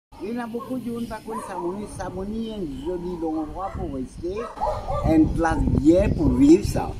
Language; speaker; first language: French; non-native, local second language; Morisyen